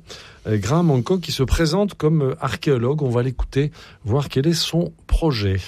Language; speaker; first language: French; native; French